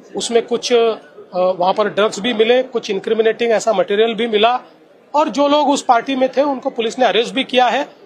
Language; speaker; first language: Hindi; non-native, local second language; Marathi